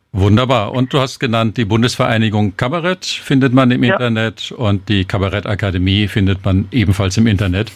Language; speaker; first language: German; native; German